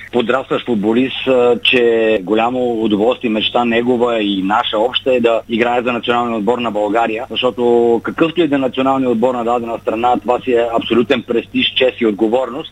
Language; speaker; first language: Bulgarian; native; Bulgarian